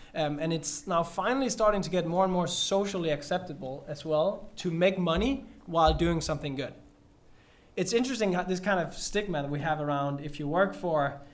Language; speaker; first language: English; non-native, fluent; Danish